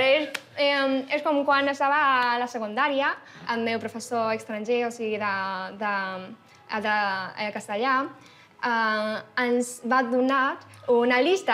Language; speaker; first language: Catalan; non-native, learner; Chinese